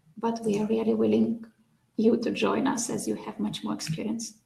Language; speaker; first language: English; non-native, fluent; Lithuanian